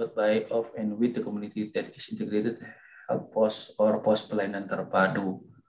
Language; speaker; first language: English; non-native, fluent; Indonesian